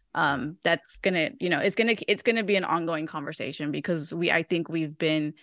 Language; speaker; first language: English; early bilingual, other home language; Spanish